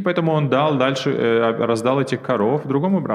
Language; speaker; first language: Russian; native; Russian